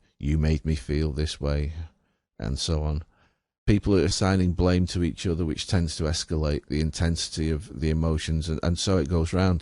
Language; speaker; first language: English; native; English